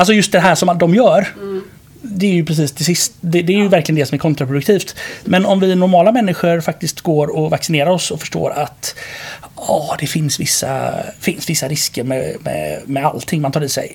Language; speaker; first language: Swedish; native; Swedish